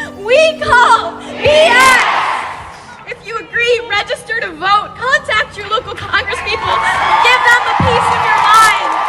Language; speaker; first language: English; native; English